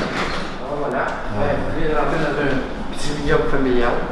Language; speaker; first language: French; native; French